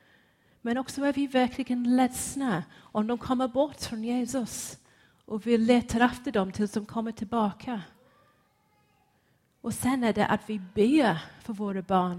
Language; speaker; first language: Swedish; non-native, fluent; English